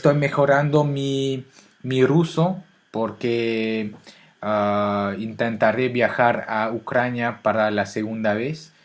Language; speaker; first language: Spanish; non-native, fluent; French